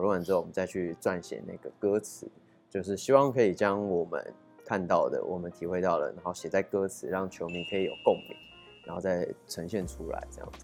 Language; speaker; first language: Chinese; native; Chinese